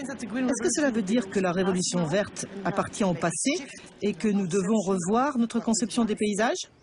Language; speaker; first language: French; native; French